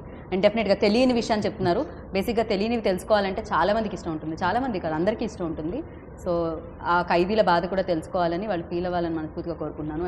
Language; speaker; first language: Telugu; native; Telugu